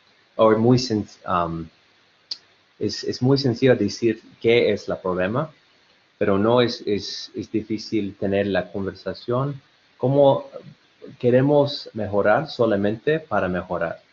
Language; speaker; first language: Spanish; non-native, learner; English